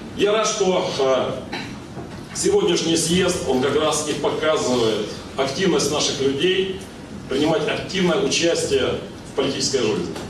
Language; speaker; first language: Russian; non-native, local second language; Ukrainian